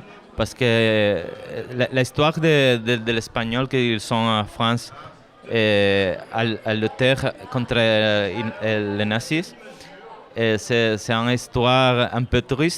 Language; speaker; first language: French; non-native, learner; Spanish